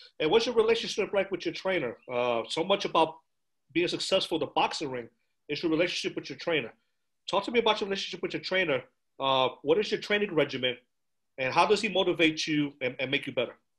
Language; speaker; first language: English; early bilingual, other home language; Spanish